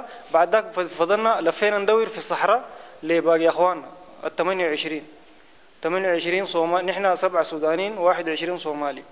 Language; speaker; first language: Arabic; native; Arabic